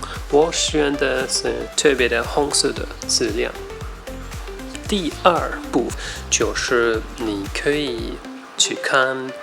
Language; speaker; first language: Chinese; non-native, fluent; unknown